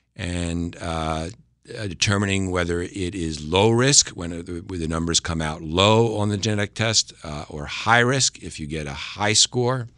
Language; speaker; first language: English; native; English